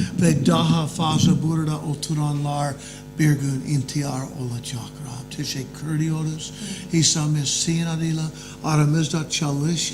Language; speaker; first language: Turkish; non-native, learner; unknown